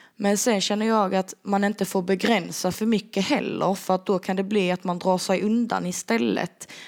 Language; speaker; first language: Swedish; native; Swedish